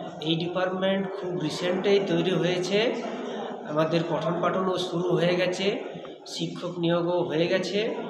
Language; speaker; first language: Bangla; non-native, local second language; Santali